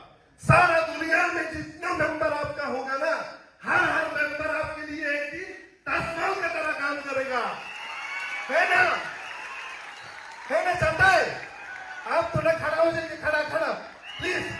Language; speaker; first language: Hindi; non-native, learner; Bangla